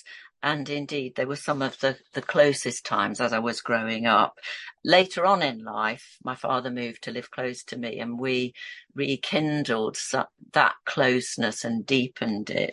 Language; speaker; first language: English; native; English